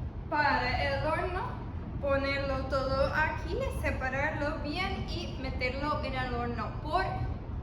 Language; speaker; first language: Spanish; early bilingual, heritage; Spanish